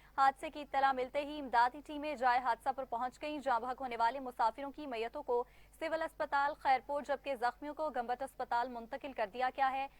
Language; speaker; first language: Urdu; native; Urdu